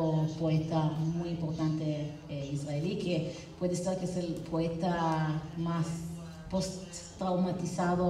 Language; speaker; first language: Spanish; non-native, fluent; Hebrew